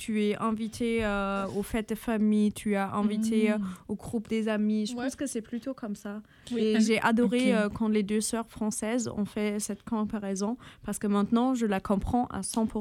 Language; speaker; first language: French; non-native, fluent; German